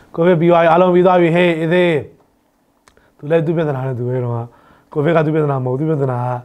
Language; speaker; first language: Burmese; native; Burmese